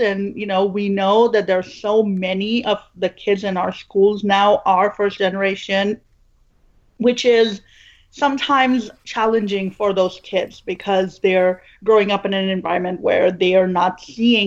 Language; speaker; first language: English; non-native, local second language; Urdu